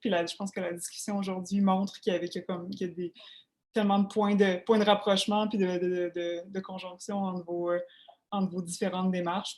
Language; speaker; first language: French; native; French